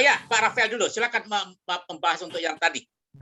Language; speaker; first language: Indonesian; native; Indonesian